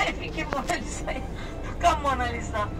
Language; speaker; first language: Indonesian; non-native, learner; Turkish